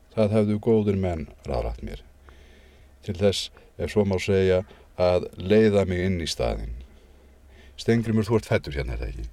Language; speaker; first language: Icelandic; native; Icelandic